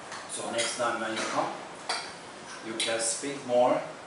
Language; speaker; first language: English; non-native, learner; Turkish